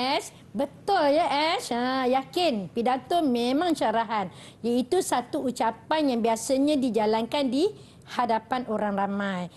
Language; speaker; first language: Malay; native; Malay